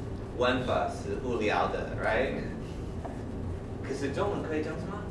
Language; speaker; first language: Chinese; non-native, fluent; English